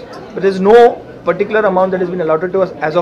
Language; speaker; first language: English; non-native, local second language; Hindi